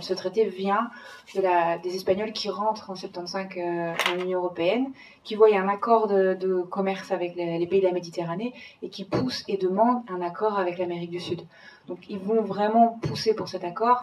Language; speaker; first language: French; native; French